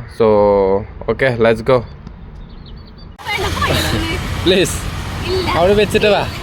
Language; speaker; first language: Malayalam; non-native, fluent; Assamese